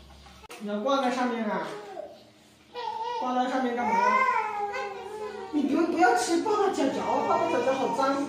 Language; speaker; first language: Chinese; native; Chinese